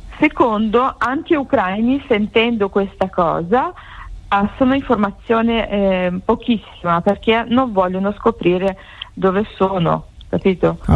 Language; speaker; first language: Italian; non-native, fluent; Ukrainian